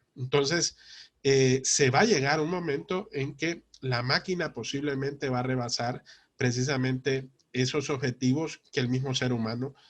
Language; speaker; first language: Spanish; native; Spanish